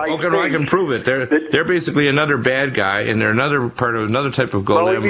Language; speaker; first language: English; native; English